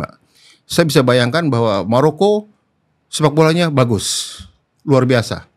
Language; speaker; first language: Indonesian; native; Indonesian